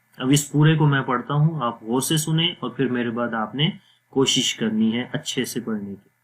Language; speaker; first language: Urdu; non-native, local second language; Punjabi